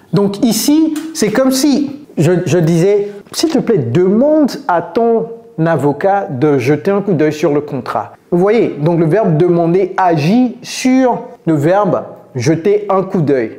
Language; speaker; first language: French; native; French